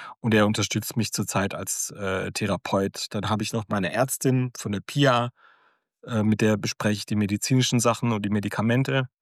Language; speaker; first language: German; early bilingual, other home language; Croatian